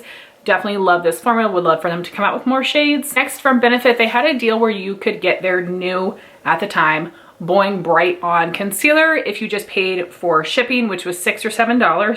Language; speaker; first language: English; native; English